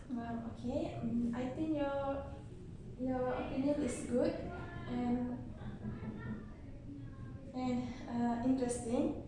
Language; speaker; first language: English; non-native, learner; Malay